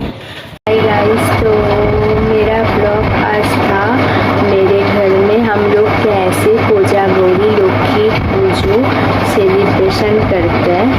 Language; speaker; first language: Hindi; non-native, local second language; Bangla